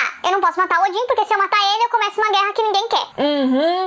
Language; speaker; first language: Portuguese; native; Portuguese